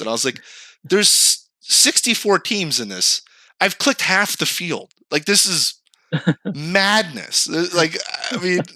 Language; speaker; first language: English; native; English